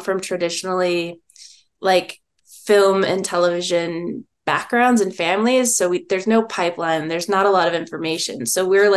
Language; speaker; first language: English; native; English